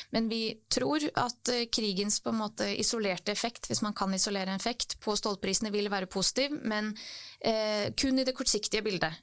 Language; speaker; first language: Norwegian; early bilingual, other home language; Bosnian